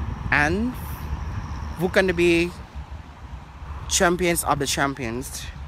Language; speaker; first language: English; non-native, learner; Thai